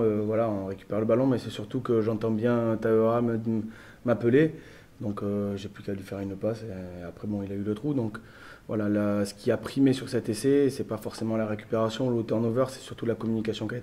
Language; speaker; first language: French; native; French